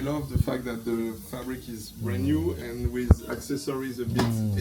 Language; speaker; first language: English; non-native, fluent; French